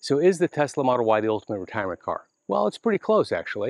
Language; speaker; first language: English; native; English